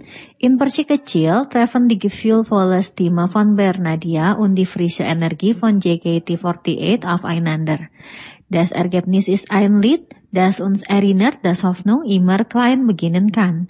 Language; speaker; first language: German; non-native, fluent; Indonesian